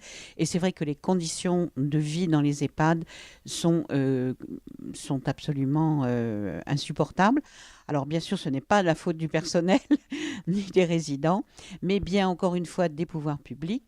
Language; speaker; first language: French; native; French